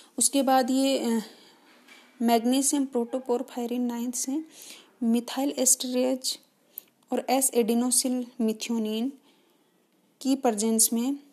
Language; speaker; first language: Hindi; native; Hindi